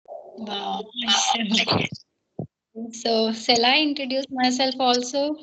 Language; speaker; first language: English; non-native, learner; Hindi